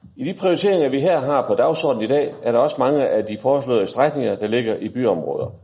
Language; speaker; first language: Danish; native; Danish